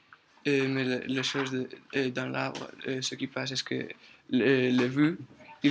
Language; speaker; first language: French; non-native, learner; Spanish